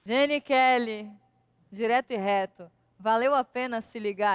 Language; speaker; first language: Portuguese; native; Portuguese